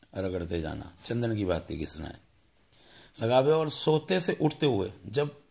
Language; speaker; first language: Hindi; non-native, local second language; Punjabi